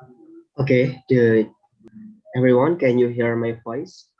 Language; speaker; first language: English; non-native, learner; Indonesian